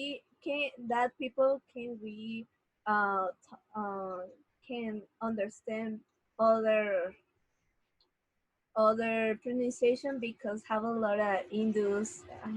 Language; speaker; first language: English; non-native, learner; Spanish